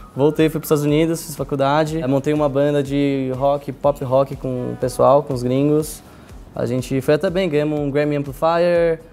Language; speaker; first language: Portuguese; native; Portuguese